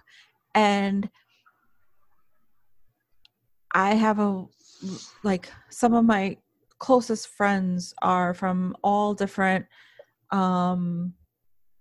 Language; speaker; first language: English; native; English